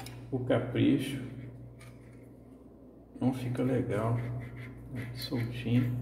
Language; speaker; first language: Portuguese; native; Portuguese